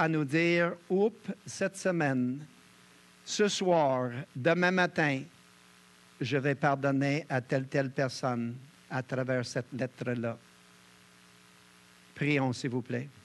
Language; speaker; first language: French; native; French